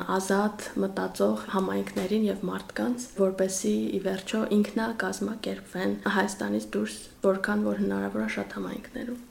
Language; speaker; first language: Armenian; native; Armenian